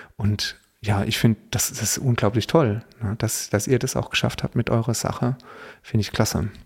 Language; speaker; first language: German; native; German